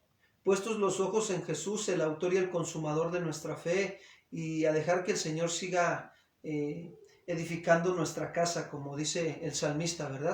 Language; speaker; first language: Spanish; native; Spanish